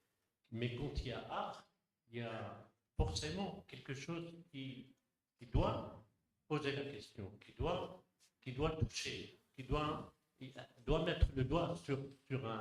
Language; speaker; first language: French; non-native, local second language; Arabic